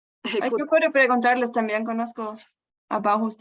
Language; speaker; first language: Spanish; non-native, fluent; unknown